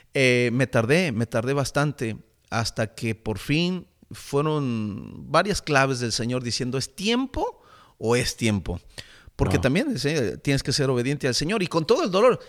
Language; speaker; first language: Spanish; native; Spanish